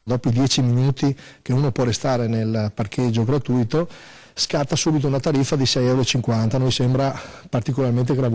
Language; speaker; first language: Italian; native; Italian